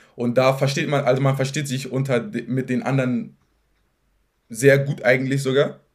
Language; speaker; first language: German; native; German